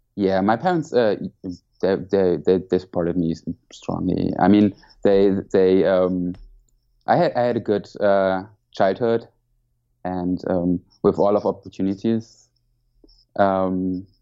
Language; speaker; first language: English; non-native, fluent; German